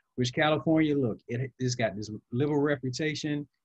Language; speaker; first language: English; native; English